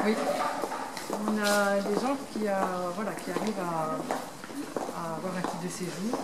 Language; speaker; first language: French; non-native, local second language; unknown